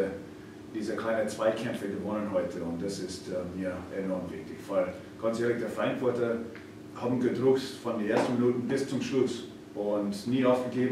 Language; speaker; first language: German; non-native, fluent; English